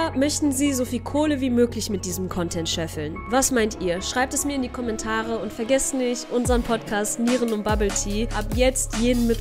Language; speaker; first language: German; native; German